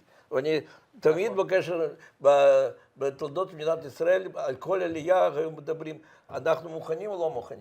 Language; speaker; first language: Hebrew; non-native, fluent; Russian